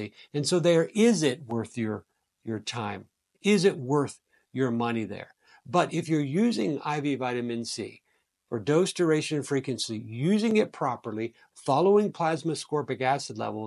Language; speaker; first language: English; native; English